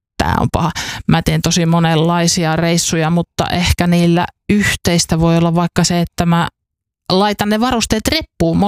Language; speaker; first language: Finnish; native; Finnish